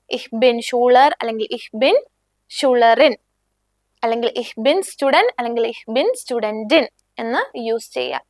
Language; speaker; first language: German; non-native, fluent; Malayalam